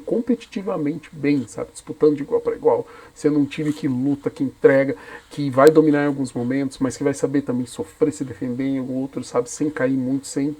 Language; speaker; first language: Portuguese; native; Portuguese